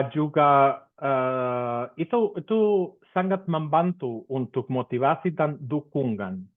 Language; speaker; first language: Indonesian; non-native, fluent; Spanish